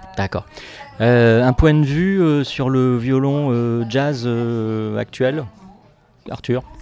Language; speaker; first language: French; native; French